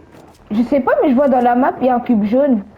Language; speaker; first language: French; native; French